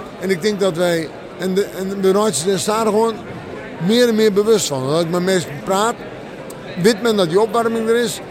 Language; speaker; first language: Dutch; non-native, local second language; Western Frisian